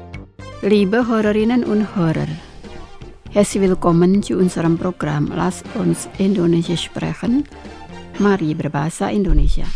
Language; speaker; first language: German; non-native, fluent; Indonesian